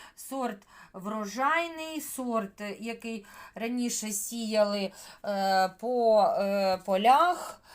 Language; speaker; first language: Ukrainian; native; Ukrainian